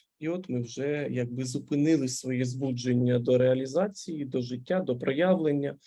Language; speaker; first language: Ukrainian; non-native, local second language; Russian